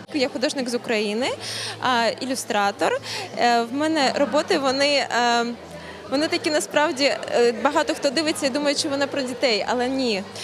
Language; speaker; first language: Ukrainian; native; Ukrainian